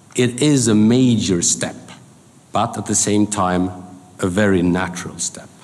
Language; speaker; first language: English; non-native, fluent; Swedish